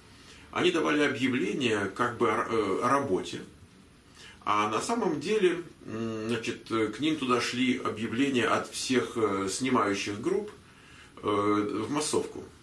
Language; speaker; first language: Russian; native; Russian